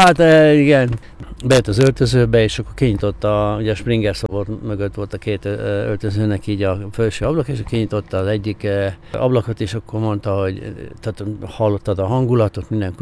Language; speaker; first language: Hungarian; native; Hungarian